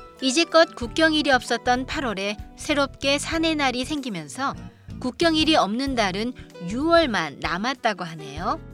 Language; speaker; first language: Korean; native; Korean